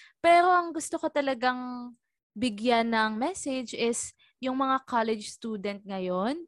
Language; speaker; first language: Filipino; native; Filipino